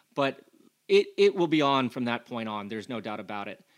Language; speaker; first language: English; native; English